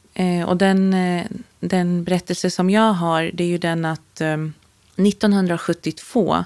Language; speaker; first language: Swedish; native; Swedish